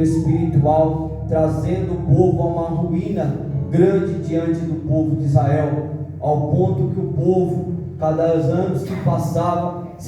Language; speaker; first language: Portuguese; native; Portuguese